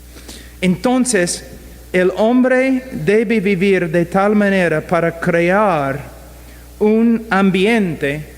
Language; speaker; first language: Spanish; non-native, fluent; English